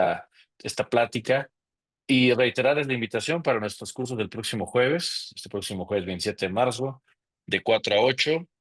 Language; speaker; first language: Spanish; native; Spanish